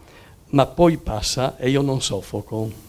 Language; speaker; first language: Italian; native; Italian